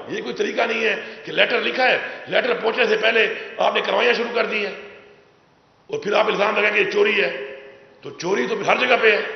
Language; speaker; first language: Urdu; non-native, local second language; Pashto